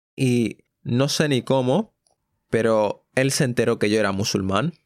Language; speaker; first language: Spanish; native; Spanish